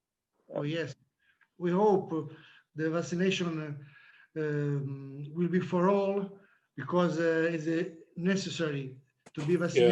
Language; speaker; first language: English; non-native, learner; Italian